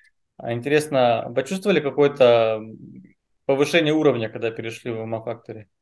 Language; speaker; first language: Russian; native; Russian